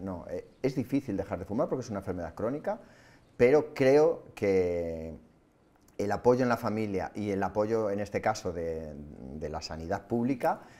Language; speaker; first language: Spanish; native; Spanish